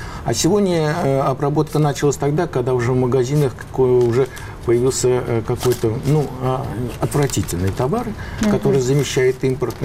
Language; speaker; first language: Russian; native; Russian